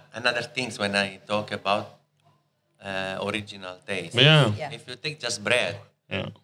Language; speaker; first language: English; non-native, fluent; Italian